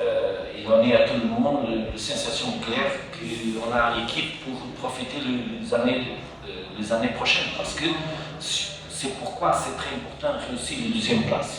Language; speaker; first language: French; non-native, fluent; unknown